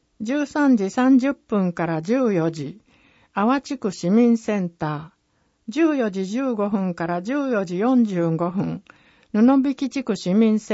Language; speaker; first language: Japanese; native; Japanese